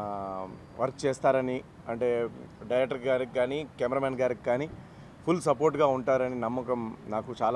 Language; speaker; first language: Telugu; native; Telugu